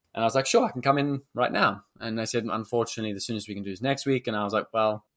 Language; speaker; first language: English; native; English